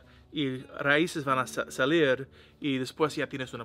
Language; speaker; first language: Spanish; non-native, learner; English